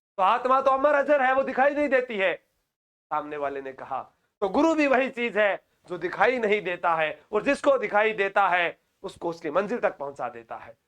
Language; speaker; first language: Hindi; native; Hindi